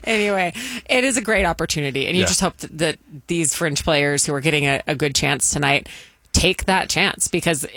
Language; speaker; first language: English; native; English